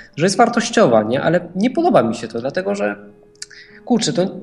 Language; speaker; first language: Polish; native; Polish